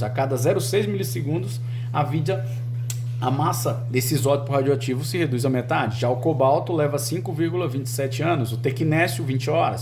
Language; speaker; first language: Portuguese; native; Portuguese